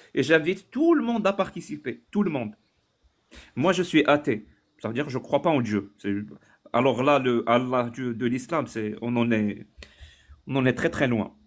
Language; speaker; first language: French; non-native, local second language; Arabic